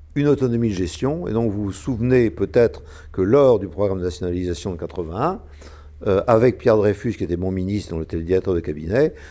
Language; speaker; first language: French; native; French